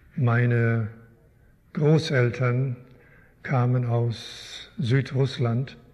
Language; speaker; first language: German; early bilingual, heritage; German